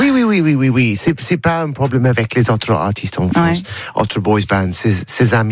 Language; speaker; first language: French; non-native, learner; English